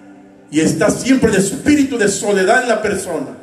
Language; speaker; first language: Spanish; native; Spanish